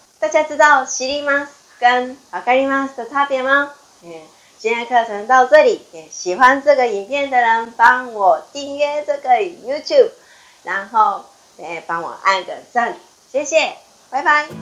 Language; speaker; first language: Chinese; non-native, fluent; Japanese